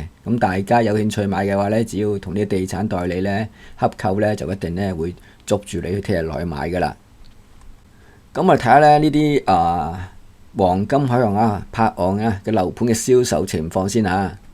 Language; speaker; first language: Cantonese; native; Cantonese